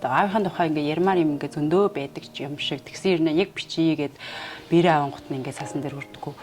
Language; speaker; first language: Mongolian; native; Mongolian